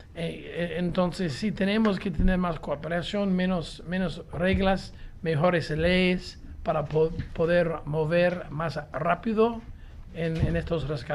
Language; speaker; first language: Spanish; non-native, fluent; English